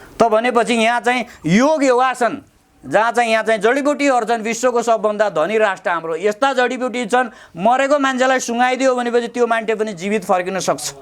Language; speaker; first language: Nepali; native; Nepali